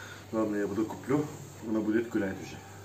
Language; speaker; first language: Russian; non-native, learner; Turkish